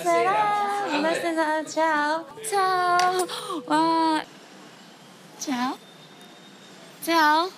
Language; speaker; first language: Italian; non-native, learner; Korean